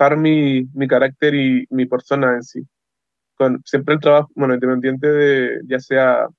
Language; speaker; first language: Spanish; native; Spanish